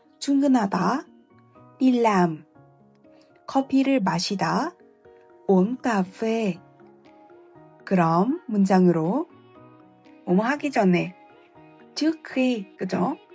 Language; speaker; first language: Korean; non-native, fluent; Vietnamese